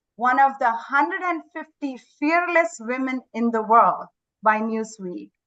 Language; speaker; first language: English; non-native, local second language; Kannada